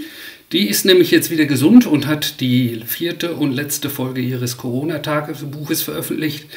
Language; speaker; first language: German; native; German